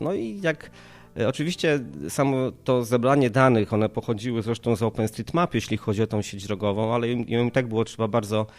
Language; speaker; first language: Polish; native; Polish